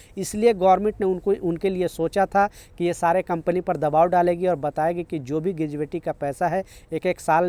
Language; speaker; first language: Hindi; native; Hindi